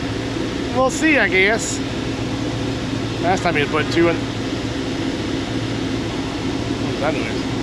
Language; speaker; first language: English; native; English